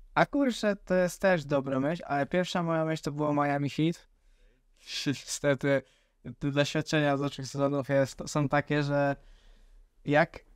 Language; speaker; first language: Polish; native; Polish